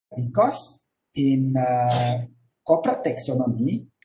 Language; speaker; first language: English; non-native, local second language; Malay